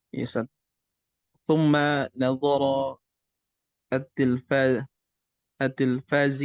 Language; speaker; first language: Arabic; non-native, learner; Indonesian